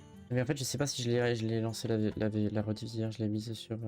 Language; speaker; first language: French; native; French